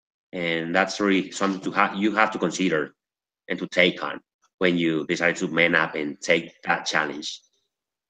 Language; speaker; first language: English; non-native, fluent; Spanish